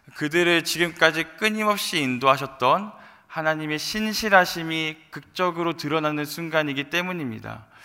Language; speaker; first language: Korean; native; Korean